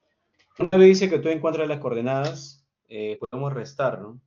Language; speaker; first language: Spanish; native; Spanish